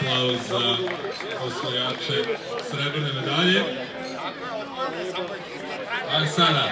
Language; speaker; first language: Croatian; native; Croatian